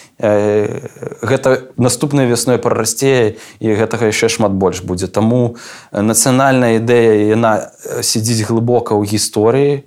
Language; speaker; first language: Belarusian; non-native, local second language; Russian